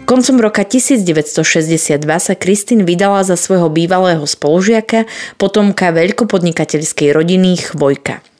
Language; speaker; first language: Slovak; native; Slovak